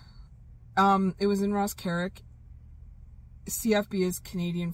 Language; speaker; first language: English; native; English